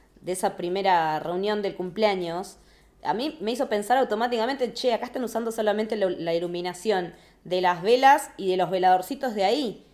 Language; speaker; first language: Spanish; native; Spanish